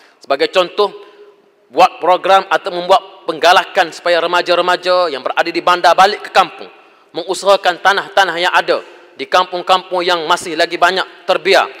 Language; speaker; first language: Malay; native; Malay